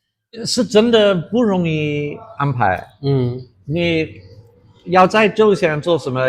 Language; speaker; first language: Chinese; non-native, fluent; English